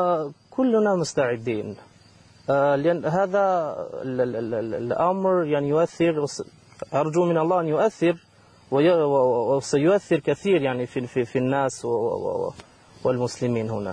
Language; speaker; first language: Arabic; non-native, fluent; Albanian